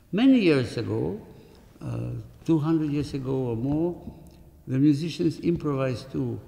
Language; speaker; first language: English; non-native, fluent; Spanish